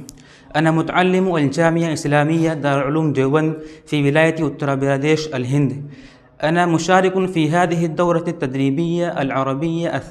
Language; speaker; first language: Arabic; non-native, fluent; Urdu